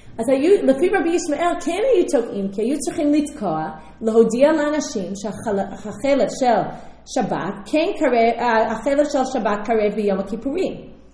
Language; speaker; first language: Hebrew; native; Hebrew